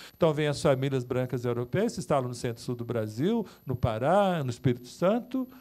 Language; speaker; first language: Portuguese; native; Portuguese